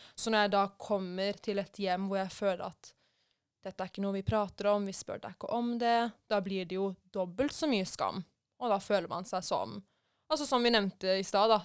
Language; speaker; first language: Norwegian; early bilingual, other home language; Persian